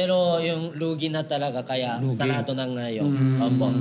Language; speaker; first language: Filipino; non-native, learner; Japanese